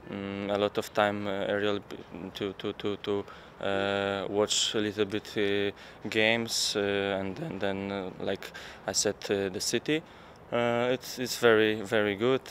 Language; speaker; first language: English; non-native, learner; Polish